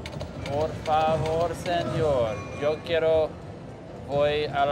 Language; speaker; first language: Spanish; non-native, learner; English